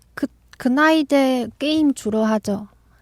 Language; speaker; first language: Korean; non-native, fluent; Chinese